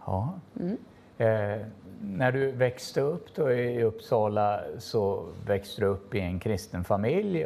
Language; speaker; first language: Swedish; native; Swedish